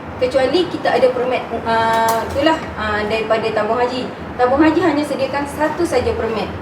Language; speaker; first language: Malay; native; Malay